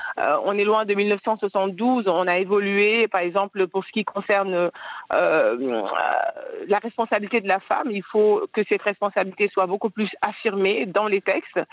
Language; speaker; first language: French; non-native, local second language; Wolof